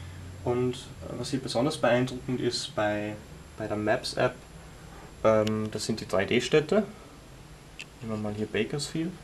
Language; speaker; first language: German; native; German